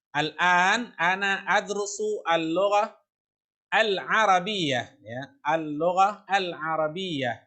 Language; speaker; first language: Arabic; non-native, fluent; Indonesian